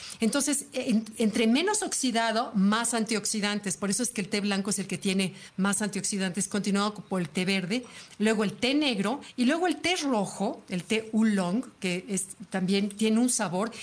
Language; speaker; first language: Spanish; native; Spanish